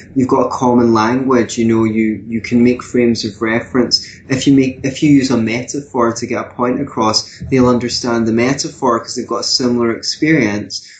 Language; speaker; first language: English; native; English